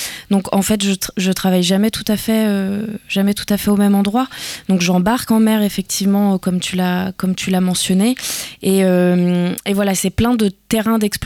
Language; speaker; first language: French; native; French